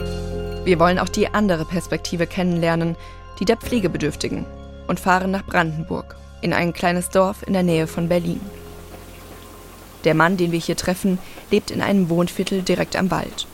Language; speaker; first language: German; native; German